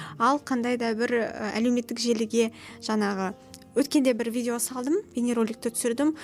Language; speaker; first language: Kazakh; non-native, local second language; Russian